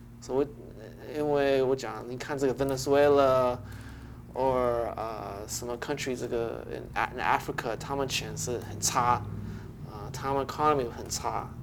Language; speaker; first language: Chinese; early bilingual, heritage; English